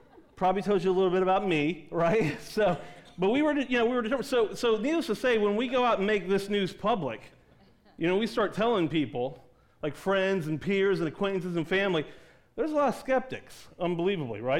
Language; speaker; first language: English; native; English